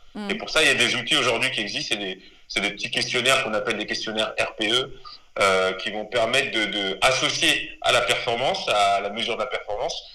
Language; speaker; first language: French; native; French